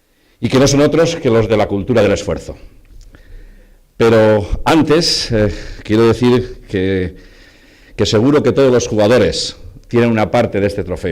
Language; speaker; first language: Spanish; native; Spanish